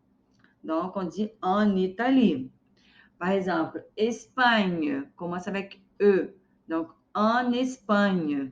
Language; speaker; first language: French; non-native, fluent; Portuguese